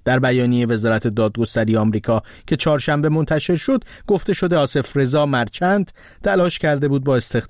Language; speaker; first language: Persian; native; Persian